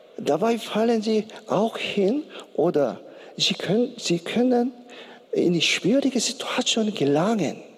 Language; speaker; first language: German; non-native, learner; Korean